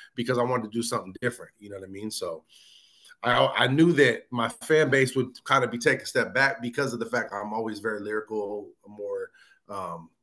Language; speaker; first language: English; native; English